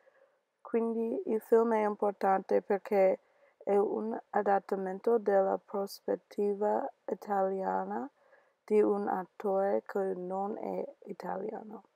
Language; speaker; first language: Italian; non-native, learner; English